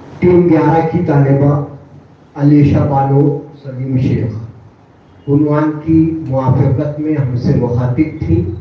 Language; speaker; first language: Urdu; native; Urdu